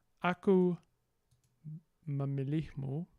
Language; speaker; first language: Indonesian; non-native, learner; English